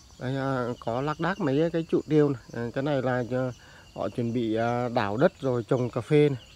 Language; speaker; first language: Vietnamese; native; Vietnamese